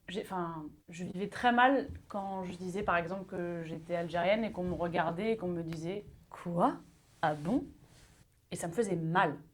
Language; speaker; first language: French; early bilingual, other home language; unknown